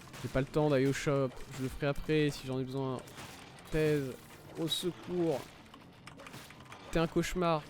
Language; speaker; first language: French; native; French